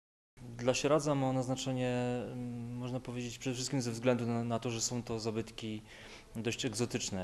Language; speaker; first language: Polish; native; Polish